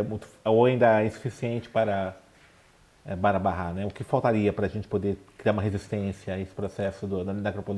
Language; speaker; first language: Portuguese; native; Portuguese